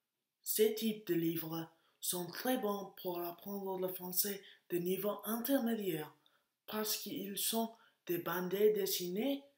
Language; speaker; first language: French; non-native, learner; Spanish